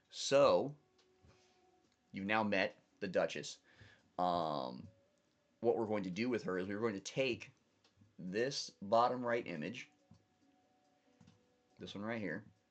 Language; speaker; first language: English; native; English